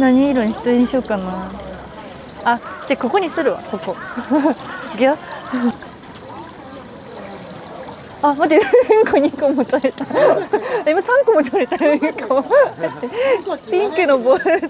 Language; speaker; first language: Japanese; native; Japanese